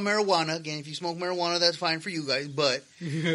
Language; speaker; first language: English; native; English